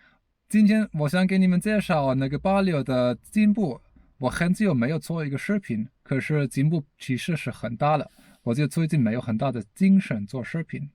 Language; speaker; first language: Chinese; non-native, learner; German